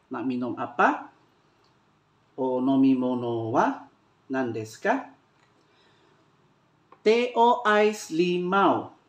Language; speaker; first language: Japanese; non-native, learner; Malay